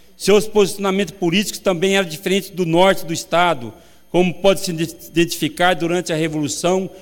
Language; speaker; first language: Portuguese; native; Portuguese